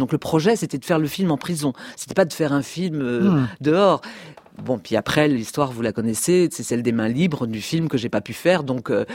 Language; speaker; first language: French; native; French